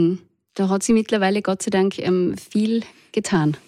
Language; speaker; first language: German; native; German